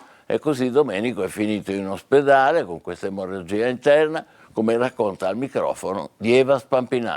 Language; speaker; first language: Italian; native; Italian